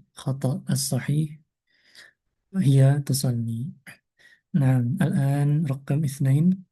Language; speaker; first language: Arabic; non-native, fluent; Indonesian